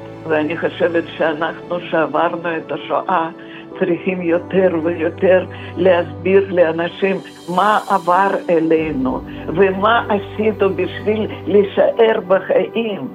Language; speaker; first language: Hebrew; non-native, fluent; Russian